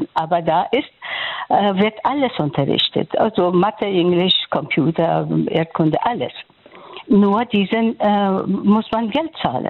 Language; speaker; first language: German; non-native, fluent; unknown